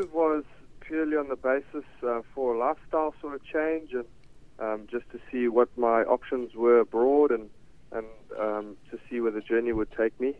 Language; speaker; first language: English; native; English